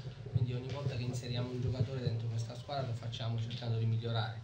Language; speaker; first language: Italian; native; Italian